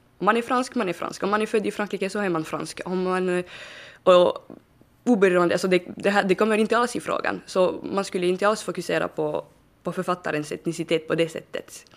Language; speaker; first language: Swedish; non-native, fluent; French